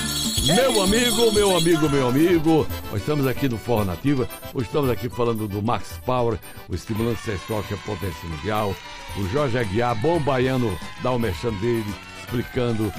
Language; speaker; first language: Portuguese; native; Portuguese